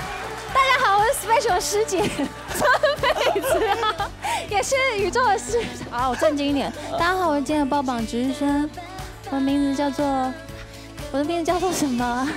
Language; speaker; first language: Chinese; native; Chinese